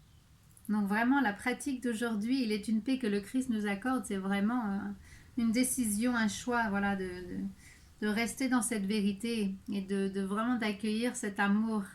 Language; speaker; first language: French; native; French